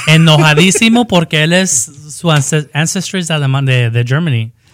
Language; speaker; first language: Spanish; early bilingual, heritage; Spanish